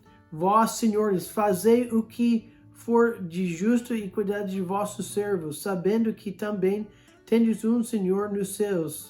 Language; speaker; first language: Portuguese; non-native, fluent; English